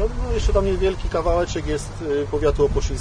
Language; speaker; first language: Polish; native; Polish